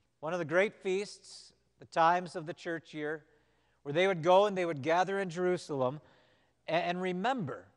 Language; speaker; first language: English; native; English